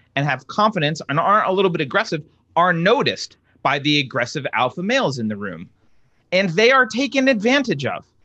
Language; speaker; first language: English; native; English